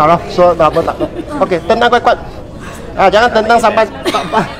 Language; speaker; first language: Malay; non-native, local second language; Cantonese